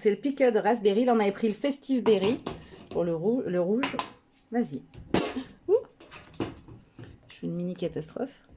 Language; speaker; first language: French; native; French